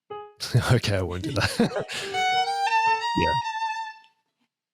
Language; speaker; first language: English; native; English